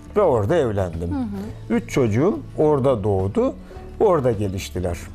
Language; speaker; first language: Turkish; native; Turkish